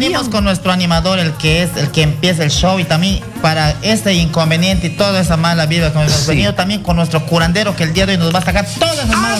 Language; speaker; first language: Spanish; native; Spanish